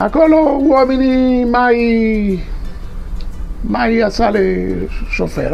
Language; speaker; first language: Romanian; non-native, learner; Italian